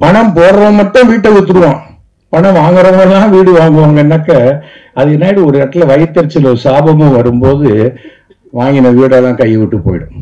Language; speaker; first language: Tamil; native; Tamil